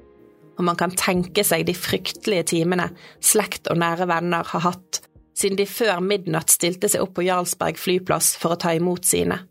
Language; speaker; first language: Norwegian; native; Norwegian